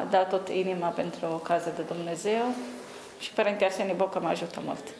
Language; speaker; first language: Romanian; non-native, learner; Arabic